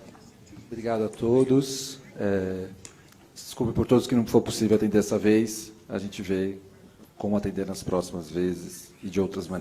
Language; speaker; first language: Portuguese; native; Portuguese